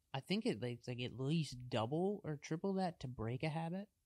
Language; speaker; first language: English; native; English